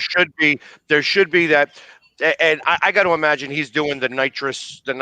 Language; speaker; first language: English; native; English